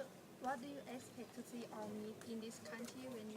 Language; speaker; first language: English; non-native, learner; Thai